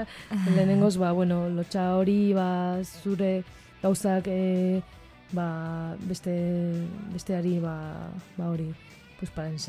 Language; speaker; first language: Basque; non-native, local second language; Spanish